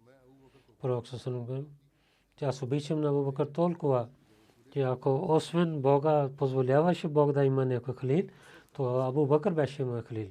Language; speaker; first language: Bulgarian; non-native, learner; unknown